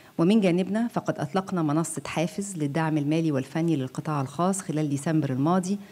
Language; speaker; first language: Arabic; native; Arabic